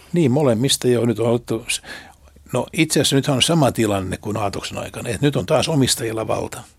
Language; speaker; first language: Finnish; native; Finnish